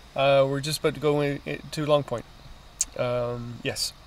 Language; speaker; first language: English; native; English